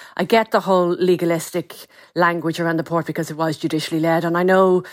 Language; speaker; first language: English; native; English